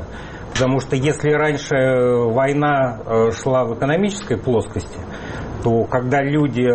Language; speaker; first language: Russian; native; Russian